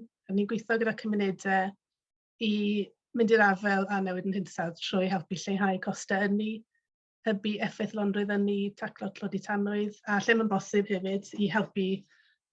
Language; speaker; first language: Welsh; native; Welsh